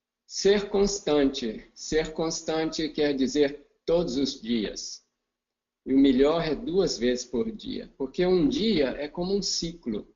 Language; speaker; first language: Portuguese; non-native, fluent; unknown